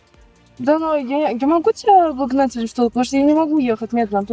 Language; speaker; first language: Russian; early bilingual, heritage; Russian